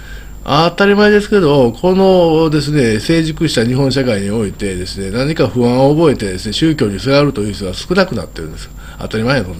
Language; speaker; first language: Japanese; native; Japanese